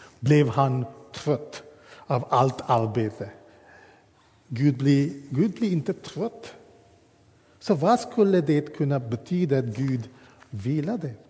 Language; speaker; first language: Swedish; non-native, fluent; English